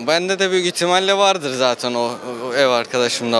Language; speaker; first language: Turkish; native; Turkish